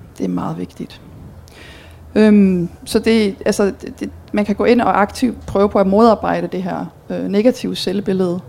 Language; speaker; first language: Danish; early bilingual, heritage; Danish